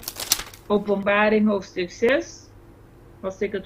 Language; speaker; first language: Dutch; non-native, fluent; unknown